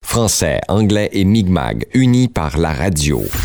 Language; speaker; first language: French; native; French